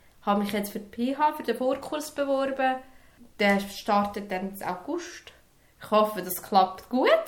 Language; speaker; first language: German; early bilingual, other home language; Serbian